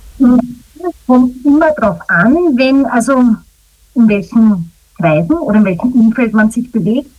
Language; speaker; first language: German; early bilingual, other home language; Croatian